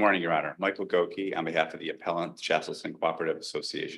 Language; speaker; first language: English; native; English